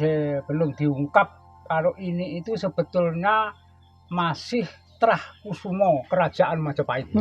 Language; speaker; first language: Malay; non-native, local second language; Javanese